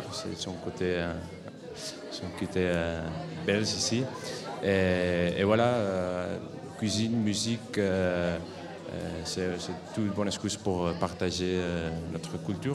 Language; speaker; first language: French; non-native, fluent; Catalan